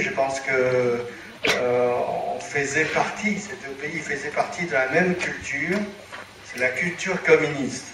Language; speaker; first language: French; non-native, fluent; Chinese